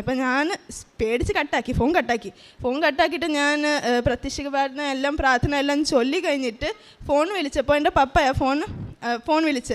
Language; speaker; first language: Malayalam; early bilingual, heritage; Malayalam